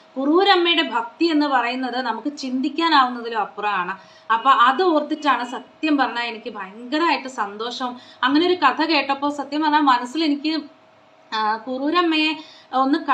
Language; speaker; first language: Malayalam; non-native, local second language; Konkani